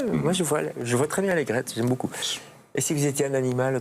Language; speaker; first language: French; native; French